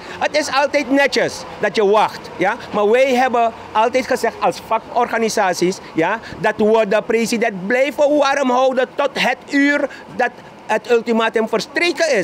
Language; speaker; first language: Dutch; native; Dutch